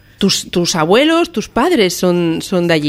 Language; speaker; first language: Spanish; native; Spanish